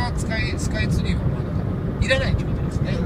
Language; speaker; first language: Japanese; native; Japanese